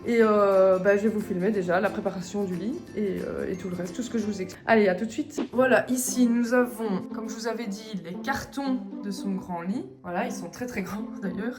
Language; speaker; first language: French; native; French